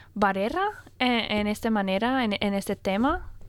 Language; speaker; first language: Spanish; non-native, fluent; English